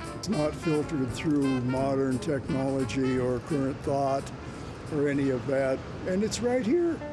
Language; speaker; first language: English; native; English